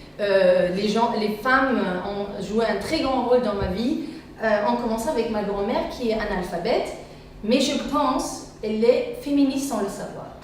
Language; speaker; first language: French; non-native, fluent; Arabic